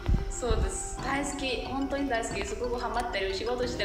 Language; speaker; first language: Japanese; non-native, learner; Burmese